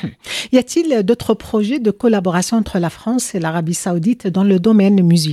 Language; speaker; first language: French; native; French